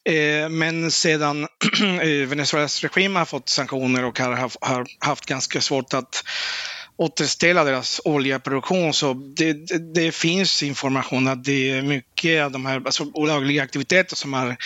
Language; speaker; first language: Swedish; non-native, fluent; Spanish